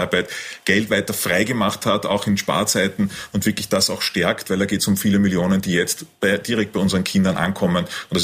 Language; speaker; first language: German; native; German